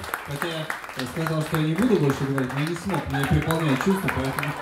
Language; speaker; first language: Russian; native; Russian